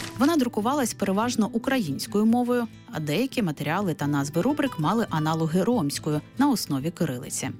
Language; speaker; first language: Ukrainian; native; Ukrainian